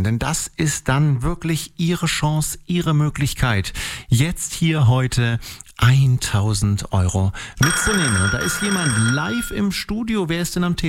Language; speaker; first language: German; native; German